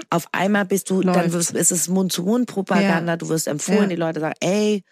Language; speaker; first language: German; native; German